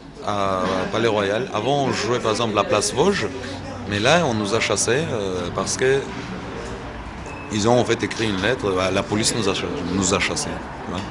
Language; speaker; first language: French; non-native, fluent; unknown